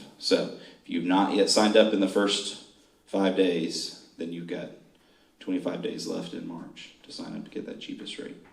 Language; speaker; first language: English; native; English